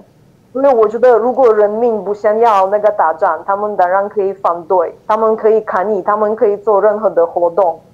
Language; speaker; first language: Chinese; non-native, fluent; Ukrainian